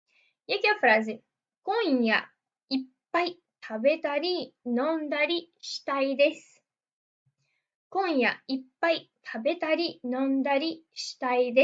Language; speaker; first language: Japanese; non-native, fluent; Portuguese